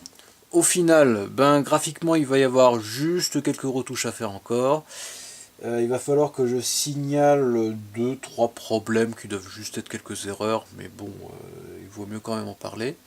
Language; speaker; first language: French; native; French